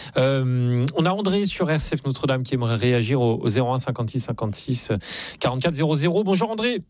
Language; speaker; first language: French; native; French